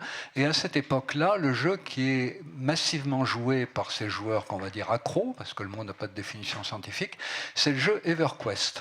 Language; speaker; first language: French; native; French